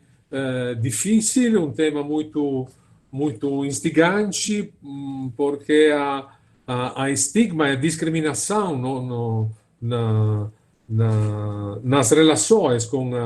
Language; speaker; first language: Portuguese; non-native, fluent; Italian